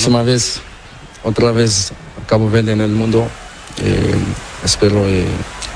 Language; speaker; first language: Spanish; non-native, learner; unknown